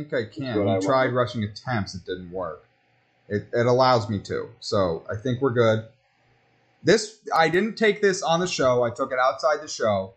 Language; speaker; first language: English; native; English